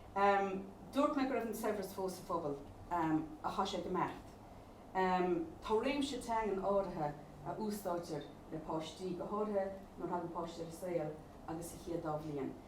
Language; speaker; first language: Irish; native; Irish